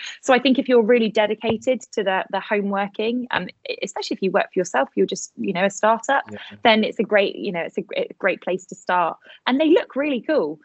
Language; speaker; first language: English; native; English